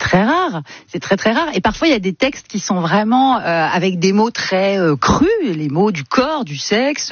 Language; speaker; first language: French; native; French